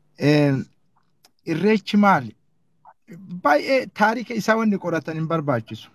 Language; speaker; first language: Oromo; native; Oromo